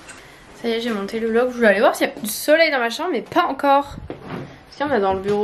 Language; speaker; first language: French; native; French